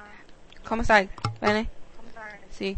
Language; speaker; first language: Italian; non-native, learner; English